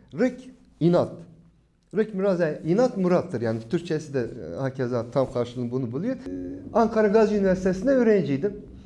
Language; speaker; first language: Turkish; non-native, local second language; Kurdish